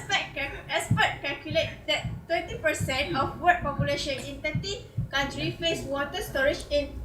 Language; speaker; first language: English; non-native, learner; Malay